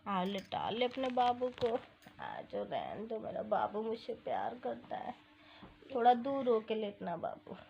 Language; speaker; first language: Hindi; native; Hindi